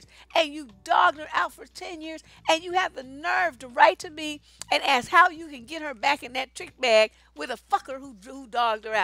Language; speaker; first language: English; native; English